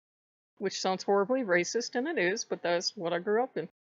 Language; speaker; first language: English; native; English